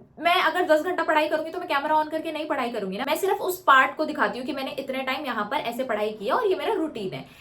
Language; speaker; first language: Hindi; native; Hindi